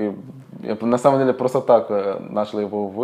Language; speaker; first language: Russian; non-native, fluent; Portuguese